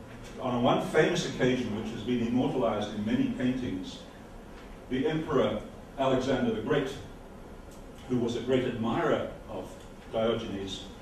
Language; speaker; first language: English; non-native, fluent; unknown